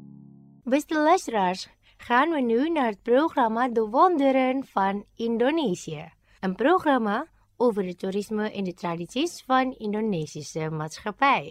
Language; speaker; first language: Dutch; non-native, learner; Indonesian